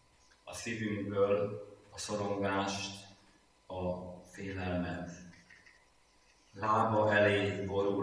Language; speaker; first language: Hungarian; native; Hungarian